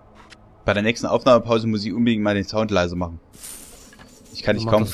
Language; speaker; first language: German; native; German